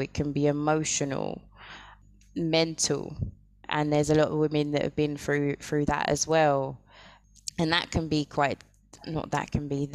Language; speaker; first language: English; native; English